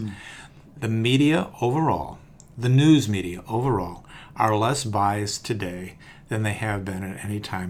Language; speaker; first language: English; native; English